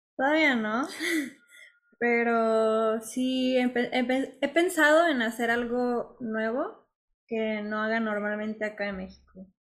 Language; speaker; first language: Spanish; native; Spanish